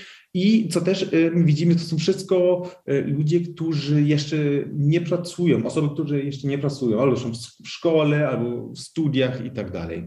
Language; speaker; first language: Polish; early bilingual, heritage; Polish